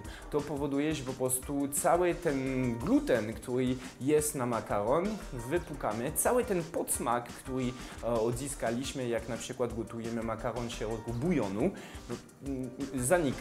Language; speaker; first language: Polish; non-native, fluent; French